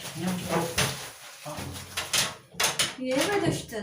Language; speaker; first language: Turkish; non-native, learner; Filipino